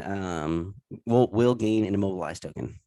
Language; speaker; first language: English; native; English